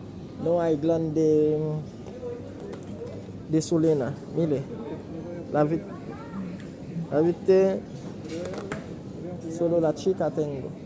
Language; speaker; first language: Spanish; non-native, learner; Haitian Creole